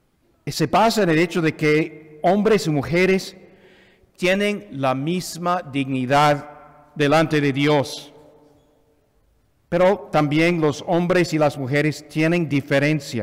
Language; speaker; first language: Spanish; non-native, fluent; English